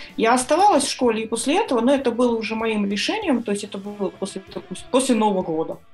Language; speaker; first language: Russian; native; Russian